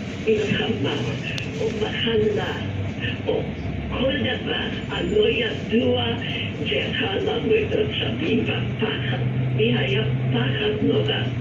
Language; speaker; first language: Hebrew; non-native, fluent; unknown